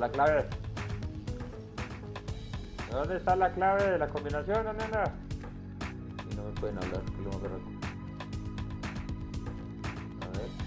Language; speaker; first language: Spanish; native; Spanish